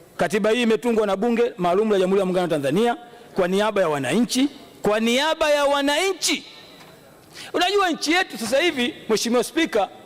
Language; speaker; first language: Swahili; native; Swahili